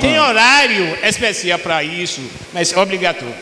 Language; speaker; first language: Portuguese; non-native, fluent; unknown